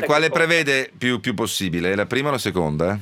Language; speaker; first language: Italian; native; Italian